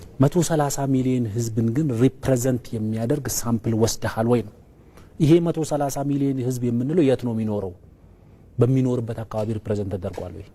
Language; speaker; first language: Amharic; non-native, local second language; Oromo